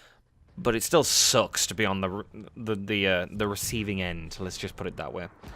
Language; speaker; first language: English; native; English